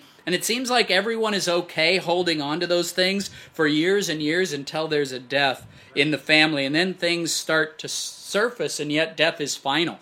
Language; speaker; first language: English; native; English